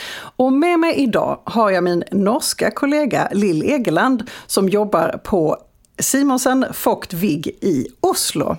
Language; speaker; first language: Swedish; native; Swedish